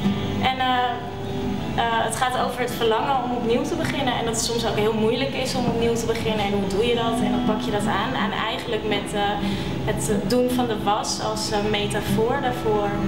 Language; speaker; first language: Dutch; native; Dutch